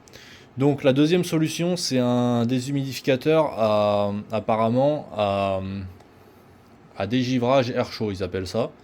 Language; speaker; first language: French; native; French